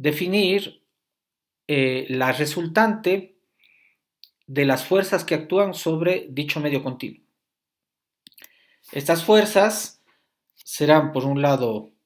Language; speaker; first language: Spanish; native; Spanish